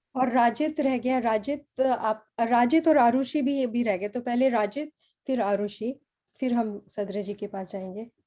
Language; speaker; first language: Hindi; native; Hindi